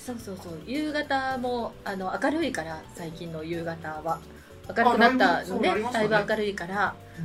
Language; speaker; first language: Japanese; native; Japanese